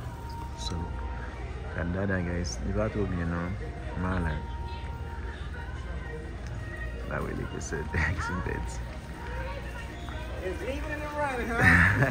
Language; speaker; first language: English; non-native, learner; Haitian Creole